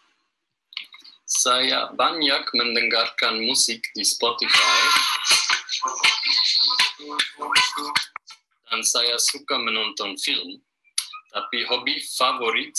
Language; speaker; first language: Indonesian; non-native, learner; German